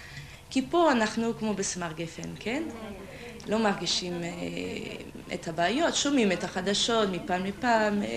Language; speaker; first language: Hebrew; non-native, fluent; French